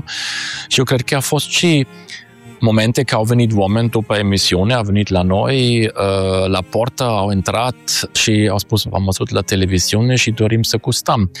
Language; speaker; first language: Romanian; non-native, fluent; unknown